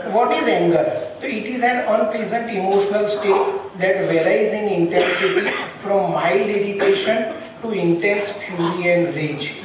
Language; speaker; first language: English; non-native, local second language; Gujarati